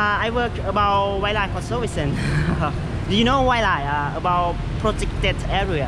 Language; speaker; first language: English; non-native, learner; Lao